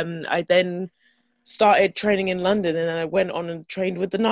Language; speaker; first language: English; native; English